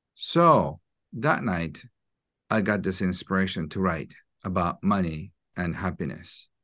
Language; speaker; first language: English; non-native, fluent; Japanese